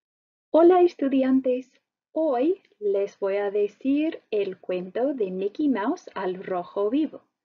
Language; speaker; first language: Spanish; non-native, fluent; English